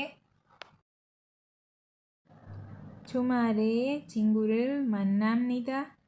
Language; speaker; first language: Korean; non-native, learner; Hindi